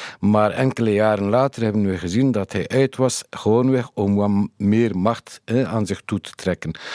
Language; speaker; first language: Dutch; non-native, fluent; Kurdish